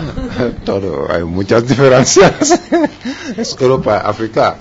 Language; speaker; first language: Spanish; non-native, fluent; Wolof